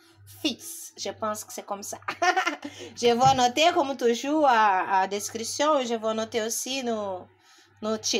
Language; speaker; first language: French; non-native, learner; Portuguese